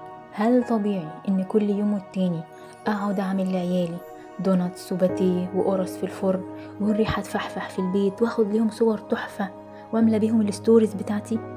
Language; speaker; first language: Arabic; native; Arabic